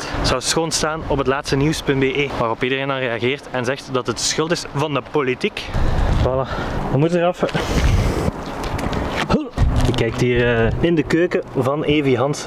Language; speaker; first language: Dutch; native; Dutch